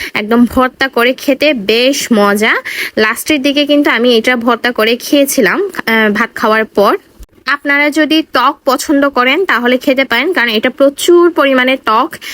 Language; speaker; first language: Bangla; non-native, local second language; Marma